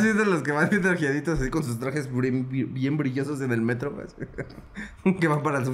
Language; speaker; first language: Spanish; native; Spanish